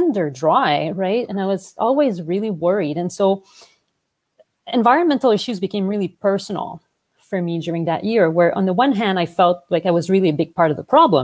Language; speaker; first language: English; non-native, fluent; French